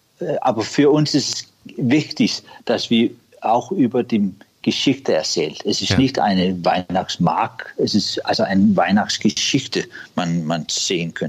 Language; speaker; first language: German; non-native, learner; Danish